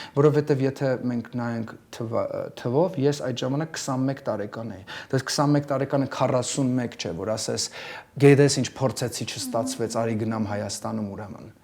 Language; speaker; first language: Armenian; early bilingual, heritage; Armenian